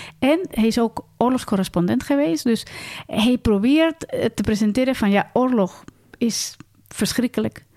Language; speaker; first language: Dutch; non-native, fluent; Spanish